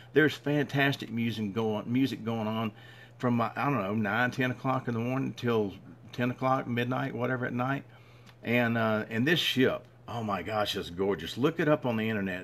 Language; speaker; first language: English; native; English